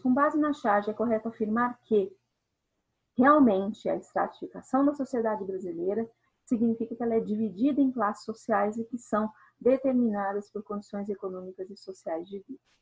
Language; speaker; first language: Portuguese; native; Portuguese